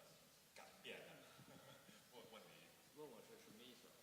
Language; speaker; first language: Chinese; non-native, local second language; Cantonese